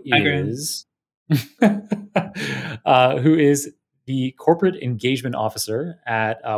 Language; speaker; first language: English; native; English